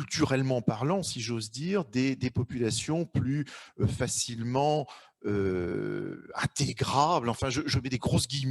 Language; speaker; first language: French; native; French